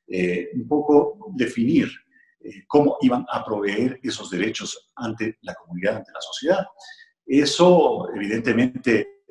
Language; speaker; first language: Spanish; native; Spanish